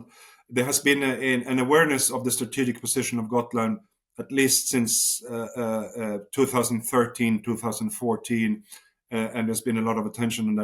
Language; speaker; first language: English; non-native, fluent; Swedish